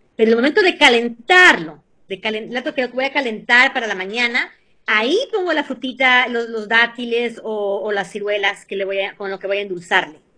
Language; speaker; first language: Spanish; early bilingual, heritage; Spanish